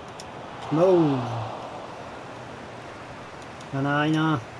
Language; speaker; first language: Japanese; non-native, learner; Italian